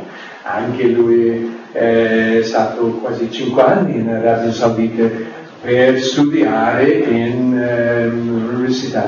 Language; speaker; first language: Italian; non-native, fluent; English